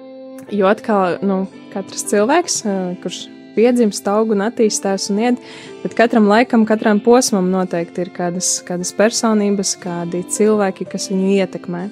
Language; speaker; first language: Latvian; native; Latvian